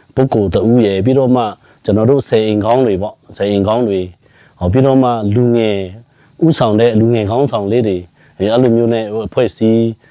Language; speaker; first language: Burmese; non-native, local second language; Pa'o Karen